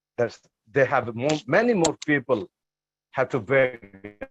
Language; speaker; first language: English; non-native, learner; Bangla